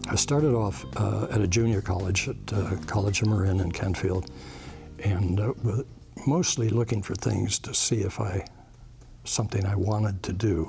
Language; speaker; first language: English; native; English